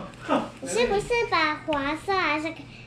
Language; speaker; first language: Chinese; native; Chinese